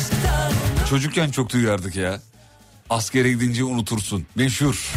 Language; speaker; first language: Turkish; native; Turkish